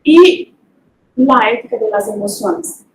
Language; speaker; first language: Spanish; non-native, fluent; Portuguese